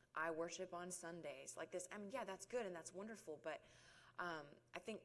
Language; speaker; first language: English; native; English